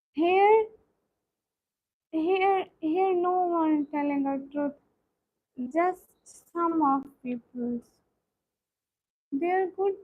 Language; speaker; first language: English; non-native, learner; Punjabi